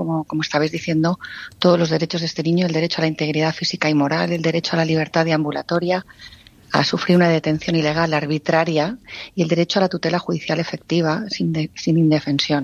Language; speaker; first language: Spanish; native; Spanish